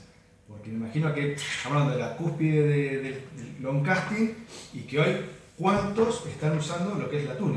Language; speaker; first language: Spanish; native; Spanish